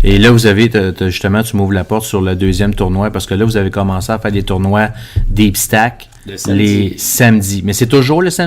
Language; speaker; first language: French; native; French